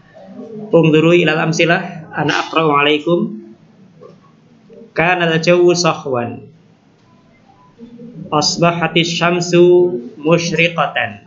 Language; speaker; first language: Arabic; non-native, fluent; Indonesian